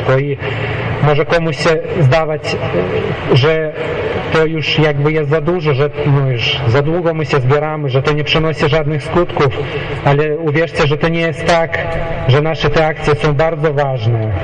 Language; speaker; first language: Polish; non-native, local second language; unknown